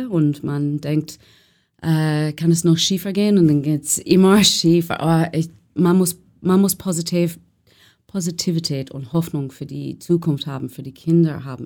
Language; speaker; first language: German; non-native, learner; English